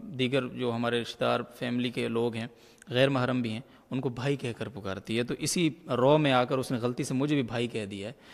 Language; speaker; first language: Urdu; native; Urdu